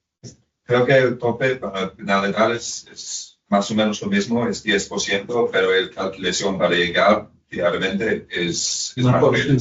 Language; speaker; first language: Spanish; non-native, fluent; English